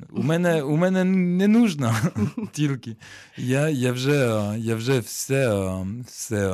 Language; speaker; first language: Ukrainian; non-native, learner; French